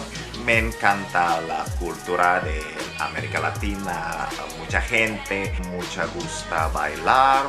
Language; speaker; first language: Spanish; non-native, learner; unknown